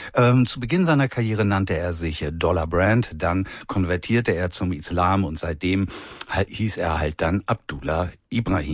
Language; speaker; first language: German; native; German